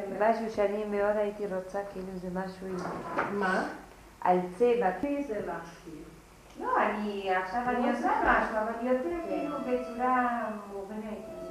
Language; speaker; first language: Hebrew; non-native, fluent; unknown